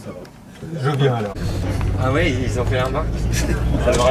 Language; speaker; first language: French; native; French